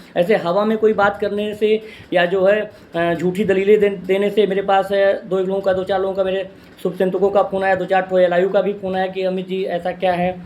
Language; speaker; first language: Hindi; native; Hindi